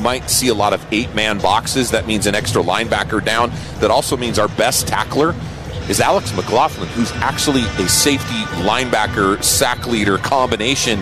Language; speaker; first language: English; native; English